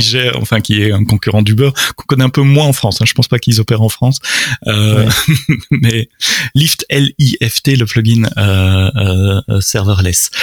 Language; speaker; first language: French; native; French